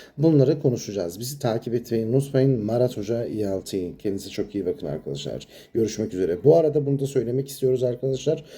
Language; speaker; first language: Turkish; native; Turkish